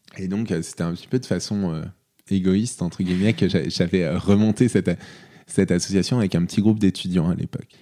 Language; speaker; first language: French; native; French